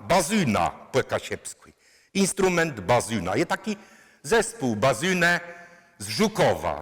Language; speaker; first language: Polish; non-native, local second language; Kashubian